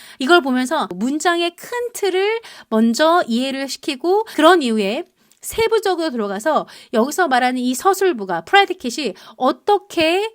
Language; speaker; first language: Korean; native; Korean